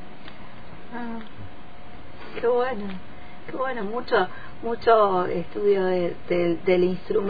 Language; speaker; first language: Spanish; native; Spanish